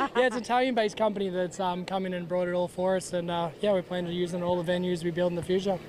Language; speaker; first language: English; native; English